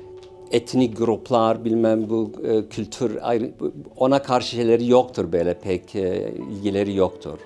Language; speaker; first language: Turkish; non-native, local second language; Syriac